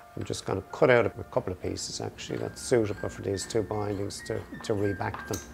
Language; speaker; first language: English; native; English